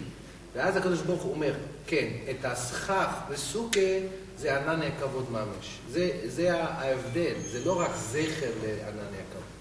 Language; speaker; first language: Hebrew; non-native, learner; English